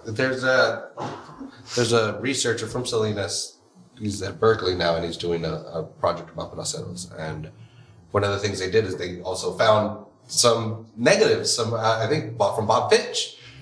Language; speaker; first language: English; early bilingual, other home language; Spanish